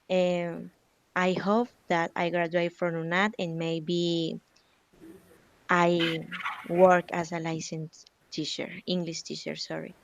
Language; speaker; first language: English; non-native, learner; Spanish